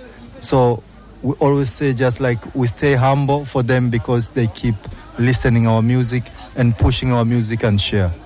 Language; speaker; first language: English; non-native, local second language; Swahili